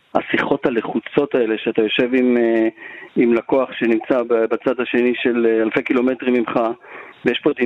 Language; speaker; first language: Hebrew; native; Hebrew